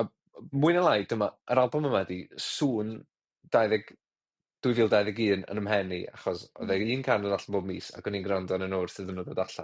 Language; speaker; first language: Welsh; native; Welsh